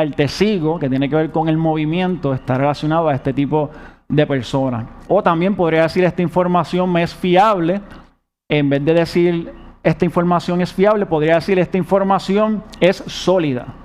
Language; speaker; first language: Spanish; native; Spanish